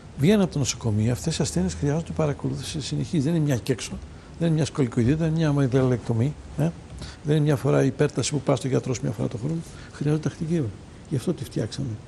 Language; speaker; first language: Greek; early bilingual, heritage; Greek